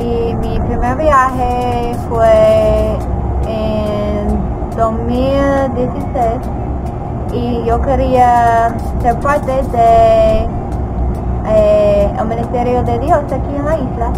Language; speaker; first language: Spanish; non-native, learner; English